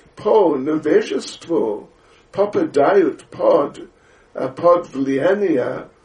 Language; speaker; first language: Russian; non-native, learner; English